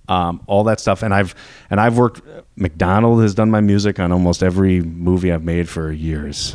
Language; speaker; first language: English; native; English